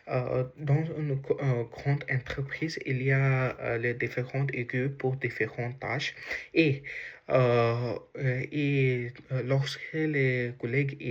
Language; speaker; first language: French; non-native, learner; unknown